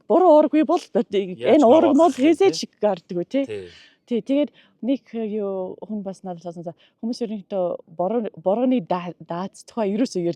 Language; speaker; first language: Mongolian; non-native, learner; English